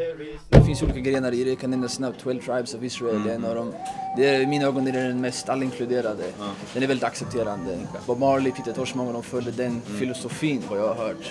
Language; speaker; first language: Swedish; native; Swedish